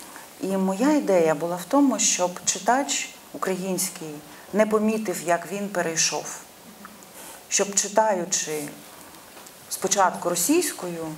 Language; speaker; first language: Ukrainian; non-native, local second language; Russian